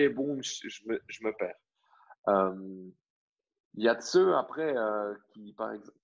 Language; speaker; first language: French; native; French